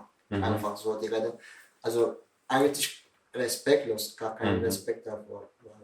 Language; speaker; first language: German; non-native, learner; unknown